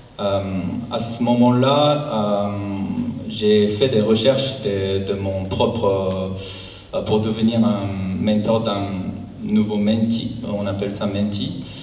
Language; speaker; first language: French; non-native, fluent; Japanese